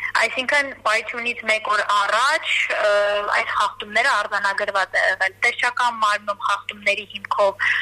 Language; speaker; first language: Armenian; native; Armenian